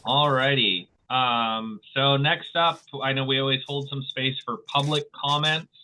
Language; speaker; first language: English; native; English